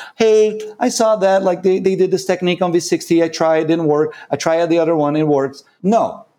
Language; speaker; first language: English; non-native, fluent; Portuguese